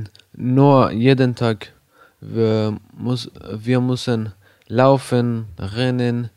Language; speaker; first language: German; non-native, learner; Persian